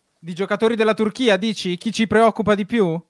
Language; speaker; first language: Italian; native; Italian